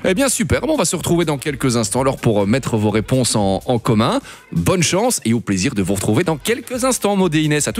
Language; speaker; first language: French; native; French